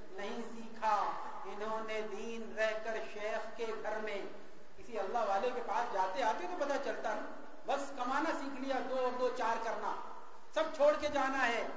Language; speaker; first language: Urdu; native; Urdu